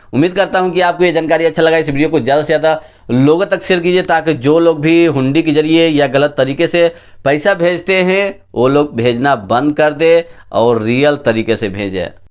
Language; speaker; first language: Hindi; native; Hindi